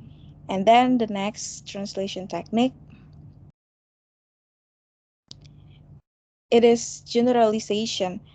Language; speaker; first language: English; non-native, fluent; Indonesian